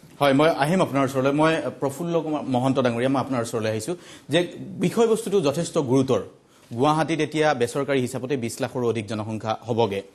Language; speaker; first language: Assamese; native; Assamese